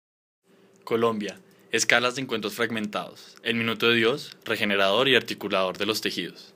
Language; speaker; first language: Spanish; native; Spanish